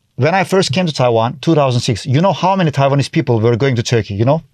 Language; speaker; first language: English; non-native, fluent; Turkish